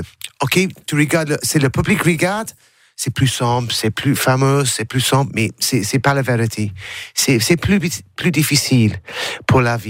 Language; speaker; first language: French; non-native, learner; English